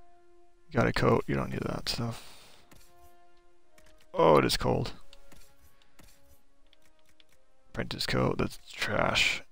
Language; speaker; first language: English; native; English